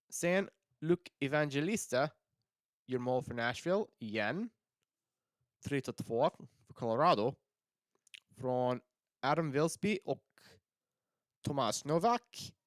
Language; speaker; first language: Swedish; non-native, learner; English